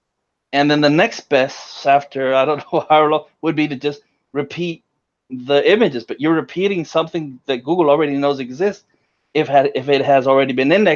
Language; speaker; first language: English; native; English